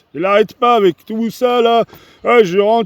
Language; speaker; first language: French; native; French